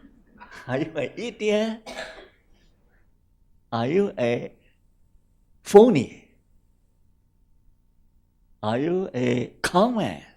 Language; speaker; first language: English; non-native, fluent; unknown